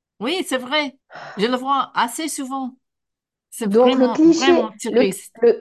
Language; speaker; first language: French; non-native, fluent; English